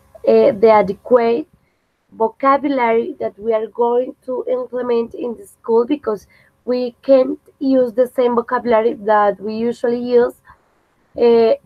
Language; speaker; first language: English; non-native, fluent; Spanish